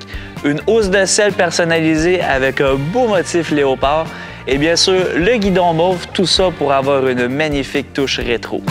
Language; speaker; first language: French; native; French